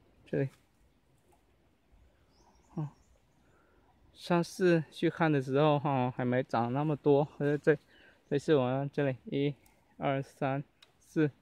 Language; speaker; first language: Chinese; early bilingual, heritage; Chinese